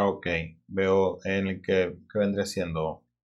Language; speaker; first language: Spanish; native; Spanish